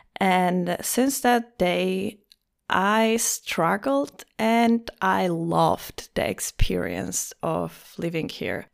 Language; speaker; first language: English; non-native, fluent; Polish